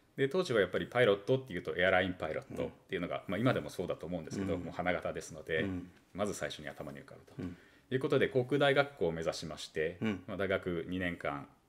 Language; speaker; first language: Japanese; native; Japanese